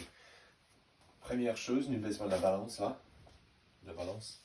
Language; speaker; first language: French; non-native, learner; English